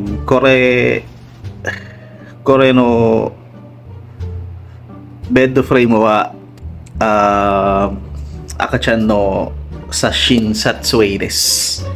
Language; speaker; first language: Japanese; non-native, learner; Filipino